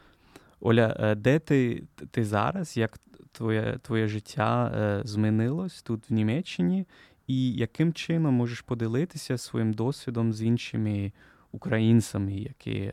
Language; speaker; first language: Ukrainian; non-native, learner; German